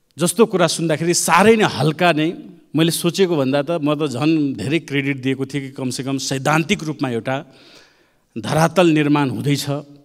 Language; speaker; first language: Nepali; native; Nepali